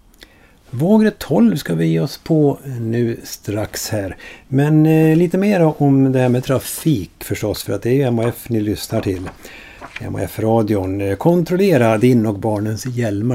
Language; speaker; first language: Swedish; native; Swedish